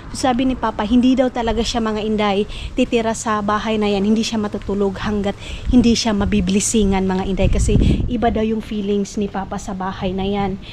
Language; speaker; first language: Filipino; non-native, local second language; Cebuano